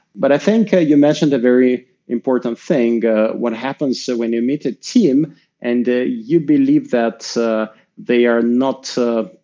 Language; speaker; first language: English; non-native, fluent; Russian